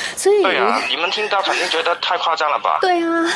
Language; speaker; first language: Chinese; non-native, fluent; Cantonese